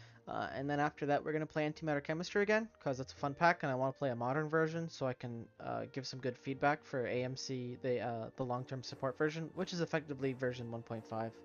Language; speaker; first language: English; native; English